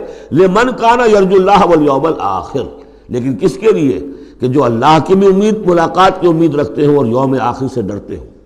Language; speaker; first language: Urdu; native; Urdu